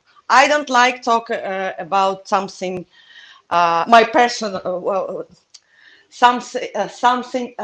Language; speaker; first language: English; non-native, learner; Russian